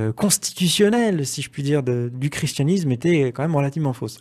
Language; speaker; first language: French; native; French